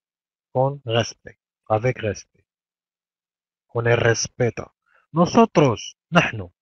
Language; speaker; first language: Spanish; non-native, fluent; Arabic